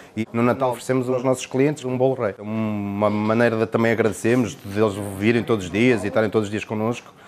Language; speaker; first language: Portuguese; native; Portuguese